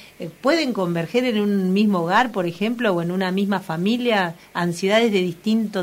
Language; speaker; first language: Spanish; native; Spanish